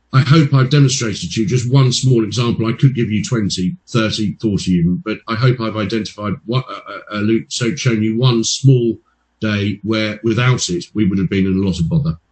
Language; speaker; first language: English; native; English